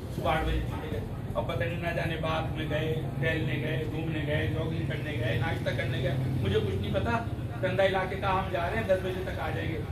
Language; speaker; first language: Urdu; native; Urdu